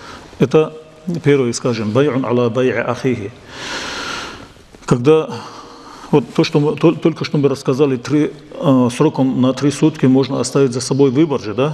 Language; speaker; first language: Russian; non-native, local second language; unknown